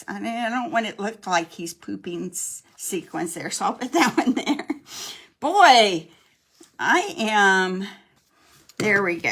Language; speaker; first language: English; native; English